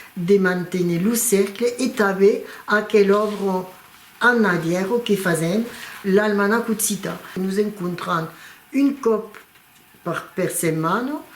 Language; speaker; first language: Occitan; non-native, local second language; French